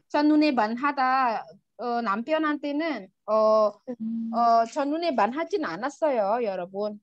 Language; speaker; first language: Korean; non-native, fluent; Indonesian